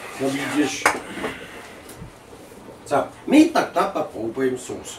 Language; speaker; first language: Russian; non-native, learner; German